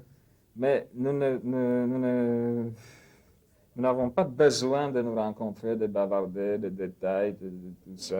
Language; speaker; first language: French; non-native, fluent; Polish